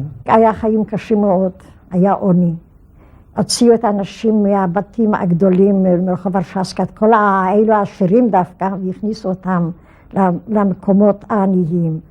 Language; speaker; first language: Hebrew; non-native, fluent; Polish